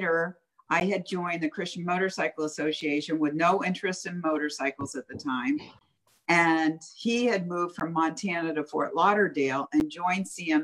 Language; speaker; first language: English; native; English